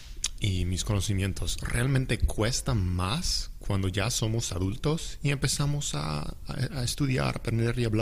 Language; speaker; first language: Spanish; non-native, fluent; English